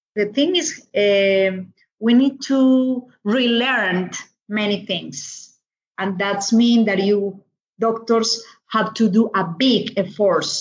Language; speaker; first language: English; non-native, learner; Spanish